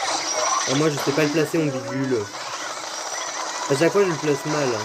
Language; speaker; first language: French; native; French